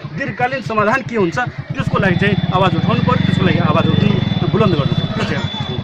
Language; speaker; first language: Nepali; non-native, local second language; Maithili